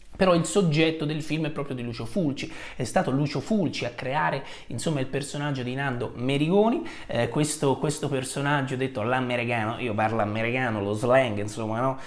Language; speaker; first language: Italian; native; Italian